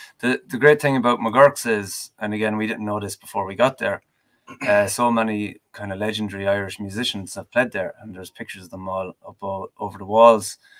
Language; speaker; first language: English; native; English